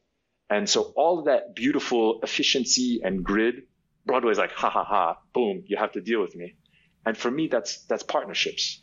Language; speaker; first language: English; native; English